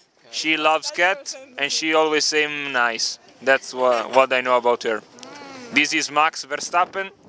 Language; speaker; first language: English; non-native, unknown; Italian